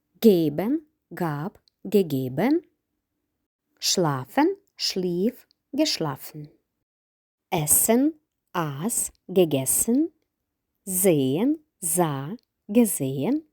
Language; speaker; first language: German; non-native, fluent; Ukrainian